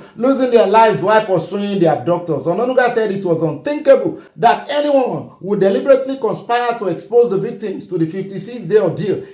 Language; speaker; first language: English; non-native, local second language; Yoruba